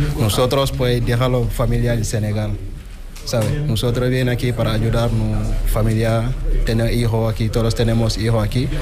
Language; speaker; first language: Spanish; non-native, learner; Wolof